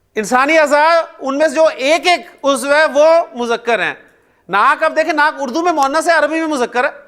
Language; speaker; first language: Urdu; native; Urdu